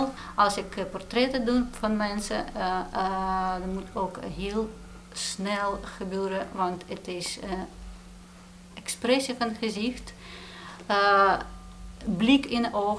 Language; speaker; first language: Dutch; non-native, fluent; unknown